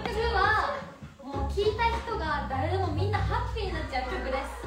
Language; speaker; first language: Japanese; native; Japanese